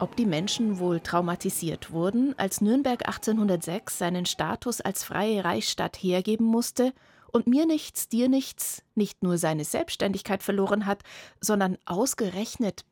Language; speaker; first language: German; native; German